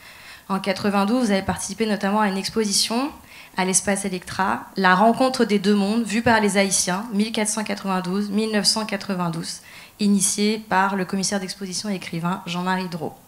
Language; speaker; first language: French; native; French